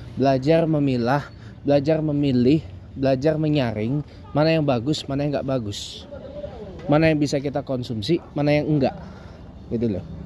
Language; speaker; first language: Indonesian; native; Indonesian